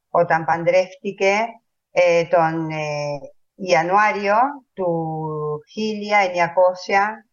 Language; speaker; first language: Greek; early bilingual, heritage; Spanish